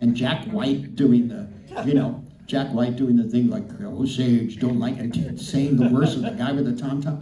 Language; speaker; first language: English; native; English